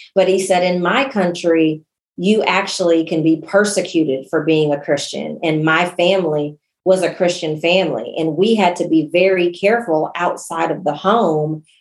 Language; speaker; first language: English; native; English